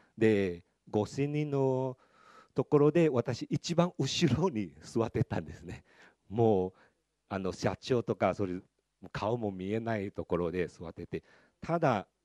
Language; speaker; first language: Japanese; non-native, fluent; Chinese